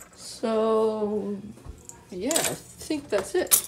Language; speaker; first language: English; native; English